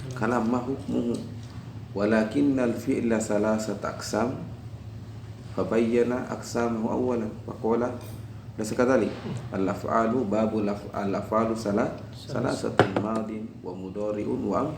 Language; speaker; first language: Arabic; non-native, fluent; Indonesian